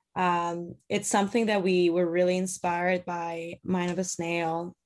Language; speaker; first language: English; non-native, fluent; Persian